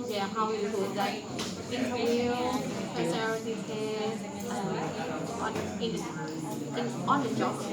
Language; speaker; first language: English; non-native, learner; Indonesian